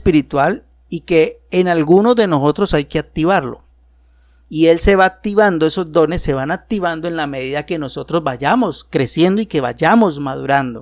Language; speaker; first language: Spanish; native; Spanish